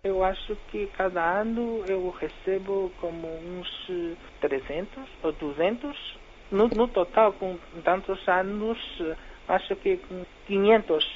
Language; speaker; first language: Portuguese; non-native, fluent; Chinese